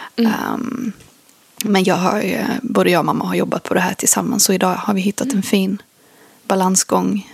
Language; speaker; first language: Swedish; early bilingual, other home language; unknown